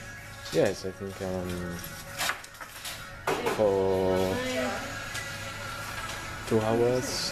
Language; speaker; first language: English; non-native, learner; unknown